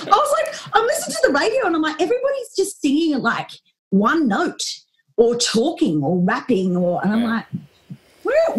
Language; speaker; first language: English; native; English